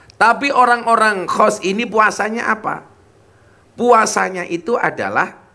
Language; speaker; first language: Indonesian; non-native, local second language; Javanese